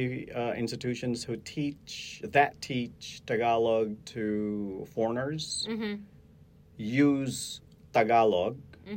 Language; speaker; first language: English; non-native, local second language; Hiligaynon